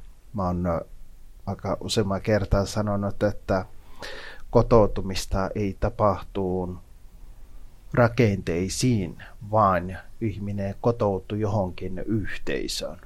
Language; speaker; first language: Finnish; non-native, fluent; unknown